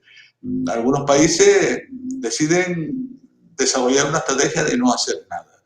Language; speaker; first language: Spanish; native; Spanish